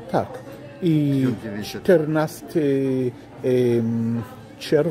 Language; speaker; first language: Polish; non-native, learner; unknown